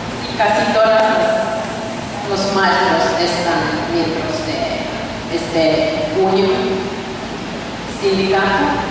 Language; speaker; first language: Spanish; non-native, learner; Finnish